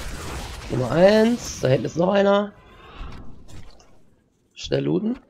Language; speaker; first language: German; native; German